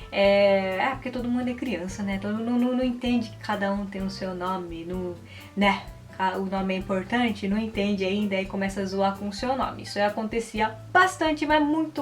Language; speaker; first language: Portuguese; early bilingual, heritage; Portuguese